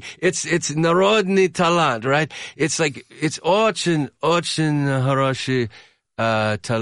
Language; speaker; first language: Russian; non-native, learner; English